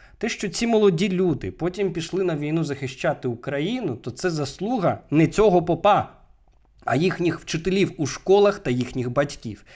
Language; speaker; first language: Ukrainian; native; Ukrainian